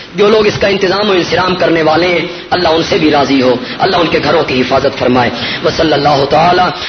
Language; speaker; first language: Urdu; non-native, local second language; Punjabi